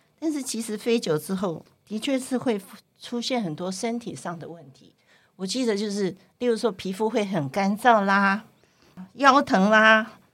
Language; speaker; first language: Chinese; non-native, local second language; Cantonese